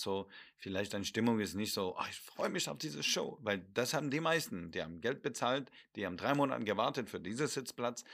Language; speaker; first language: German; non-native, fluent; English